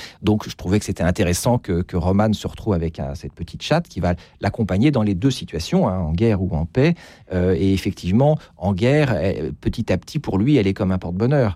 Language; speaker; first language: French; native; French